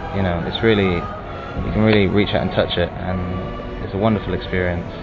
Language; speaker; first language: English; native; English